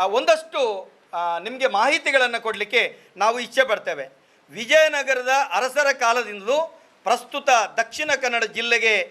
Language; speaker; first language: Kannada; non-native, local second language; Tulu